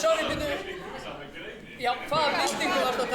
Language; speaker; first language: Icelandic; non-native, fluent; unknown